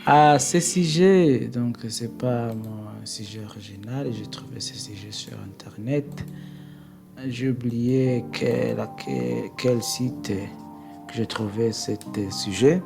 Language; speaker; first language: French; non-native, learner; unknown